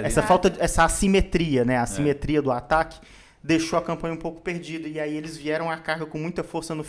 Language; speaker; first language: Portuguese; native; Portuguese